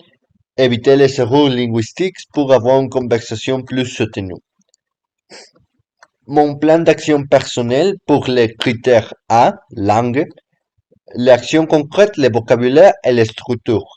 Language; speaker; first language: French; non-native, learner; Spanish